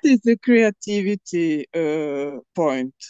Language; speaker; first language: English; non-native, learner; Serbian